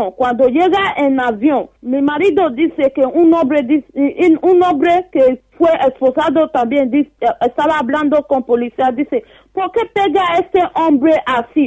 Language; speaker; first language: Spanish; non-native, learner; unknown